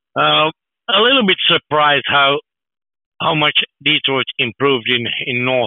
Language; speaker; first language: English; non-native, fluent; Finnish